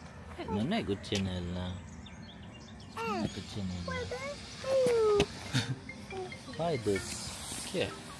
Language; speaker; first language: Italian; non-native, learner; Filipino